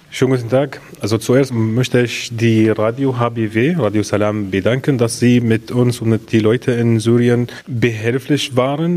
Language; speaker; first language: German; non-native, learner; Arabic